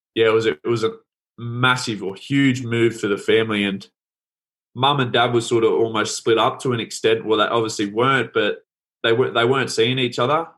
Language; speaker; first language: English; native; English